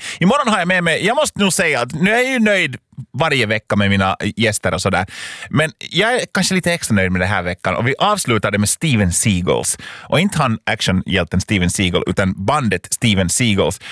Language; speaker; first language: Swedish; native; Swedish